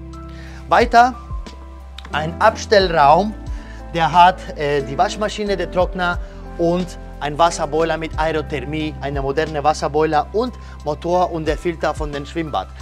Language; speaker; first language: German; non-native, learner; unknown